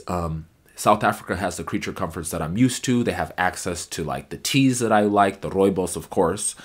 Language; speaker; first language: English; native; English